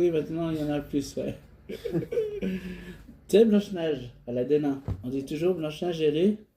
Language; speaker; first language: French; native; French